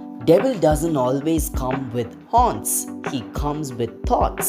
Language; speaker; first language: English; non-native, local second language; Tamil